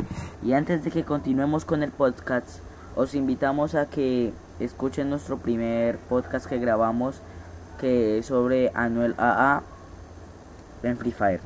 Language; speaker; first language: Spanish; native; Spanish